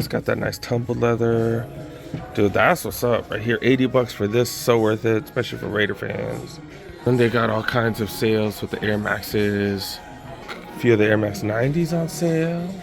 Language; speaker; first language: English; native; English